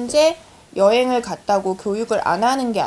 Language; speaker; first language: Korean; native; Korean